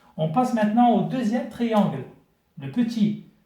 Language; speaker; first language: French; non-native, local second language; Arabic